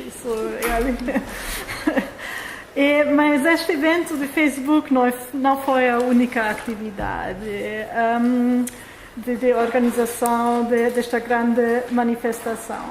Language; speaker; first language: Portuguese; non-native, fluent; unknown